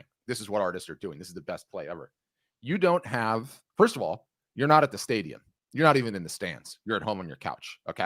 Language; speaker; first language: English; native; English